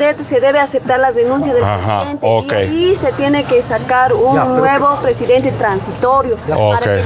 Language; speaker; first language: Spanish; native; Spanish